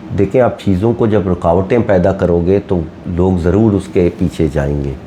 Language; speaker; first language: Urdu; non-native, local second language; Baluchi